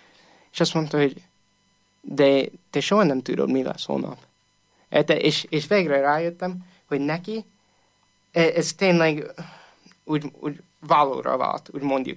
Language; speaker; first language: Hungarian; non-native, fluent; English